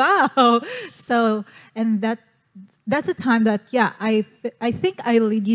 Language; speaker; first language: English; non-native, local second language; Cebuano